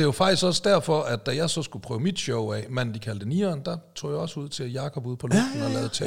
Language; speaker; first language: Danish; native; Danish